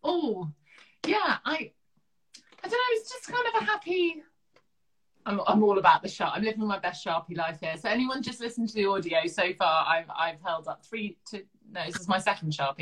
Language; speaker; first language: English; native; English